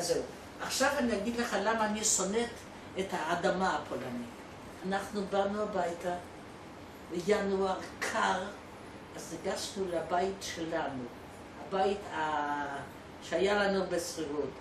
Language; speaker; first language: Hebrew; non-native, fluent; Polish